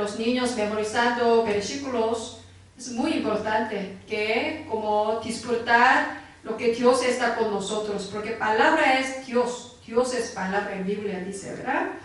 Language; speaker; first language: Spanish; non-native, learner; Korean